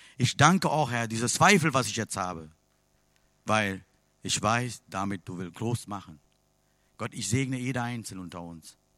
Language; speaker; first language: German; non-native, learner; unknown